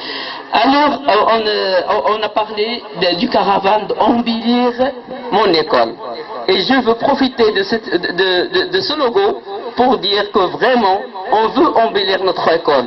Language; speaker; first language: French; non-native, local second language; Arabic